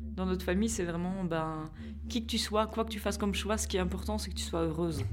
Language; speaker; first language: French; native; French